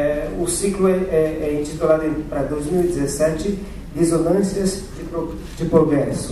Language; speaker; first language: Portuguese; non-native, fluent; French